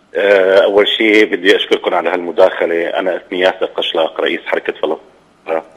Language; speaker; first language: Arabic; native; Arabic